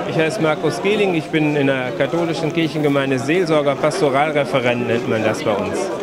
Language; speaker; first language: German; native; German